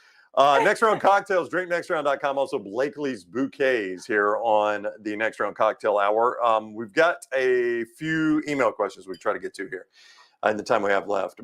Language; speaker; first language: English; native; English